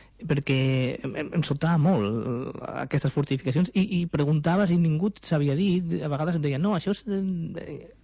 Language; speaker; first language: Catalan; native; Catalan